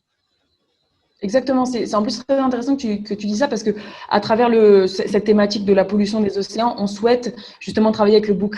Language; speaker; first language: French; native; French